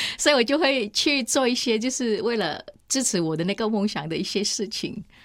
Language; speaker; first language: Chinese; non-native, fluent; Vietnamese